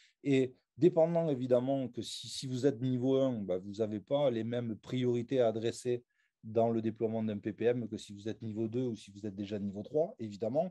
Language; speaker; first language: French; native; French